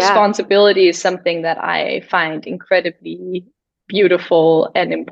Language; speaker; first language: English; non-native, fluent; Danish